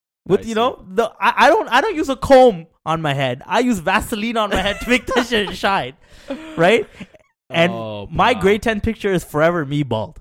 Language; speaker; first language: English; early bilingual, other home language; Tamil